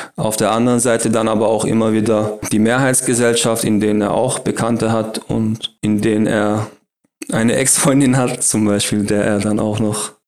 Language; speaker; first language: German; native; German